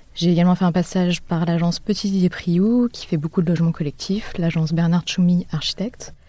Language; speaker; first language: French; native; French